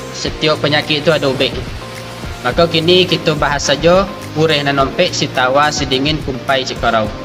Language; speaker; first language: Malay; non-native, local second language; Minangkabau